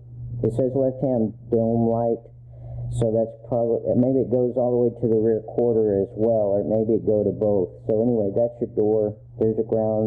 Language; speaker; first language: English; native; English